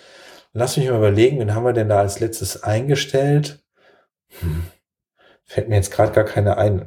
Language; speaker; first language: German; native; German